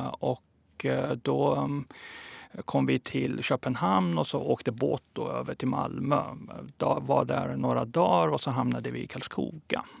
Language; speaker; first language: Swedish; early bilingual, other home language; Persian